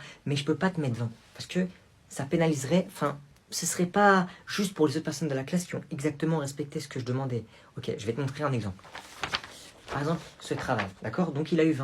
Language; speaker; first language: French; native; French